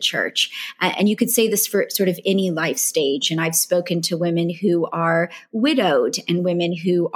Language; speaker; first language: English; native; English